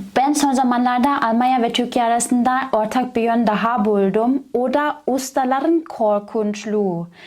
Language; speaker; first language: Turkish; non-native, fluent; German